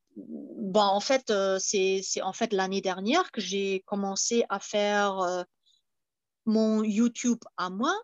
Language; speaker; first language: French; non-native, fluent; German